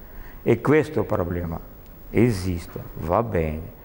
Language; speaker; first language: Italian; non-native, learner; Russian